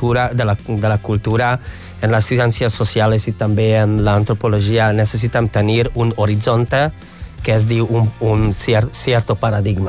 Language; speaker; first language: Catalan; non-native, fluent; Hungarian